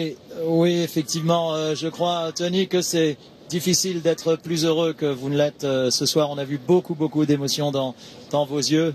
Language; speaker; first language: French; native; French